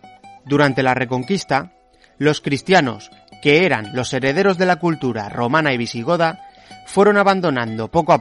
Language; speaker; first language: Spanish; native; Spanish